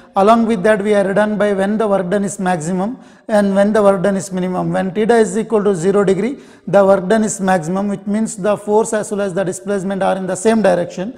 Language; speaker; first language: English; non-native, local second language; Kannada